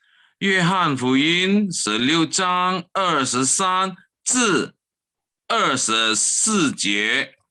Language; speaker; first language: Chinese; early bilingual, heritage; Chinese